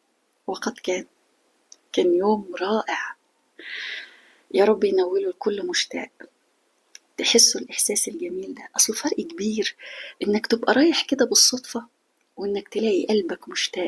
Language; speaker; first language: Arabic; native; Arabic